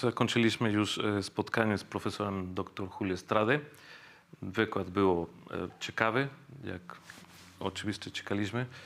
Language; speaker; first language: Polish; non-native, fluent; Spanish